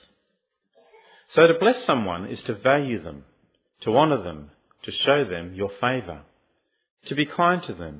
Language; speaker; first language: English; native; English